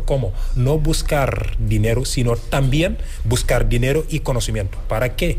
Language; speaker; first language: Spanish; non-native, fluent; Wolof